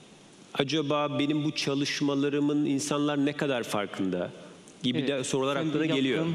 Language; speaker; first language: Turkish; native; Turkish